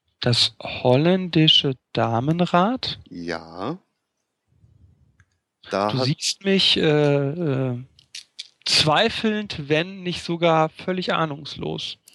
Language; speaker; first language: German; native; German